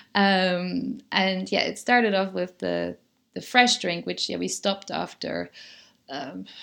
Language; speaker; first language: English; non-native, fluent; German